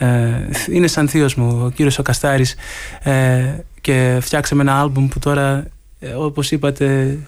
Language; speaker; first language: Greek; early bilingual, heritage; Greek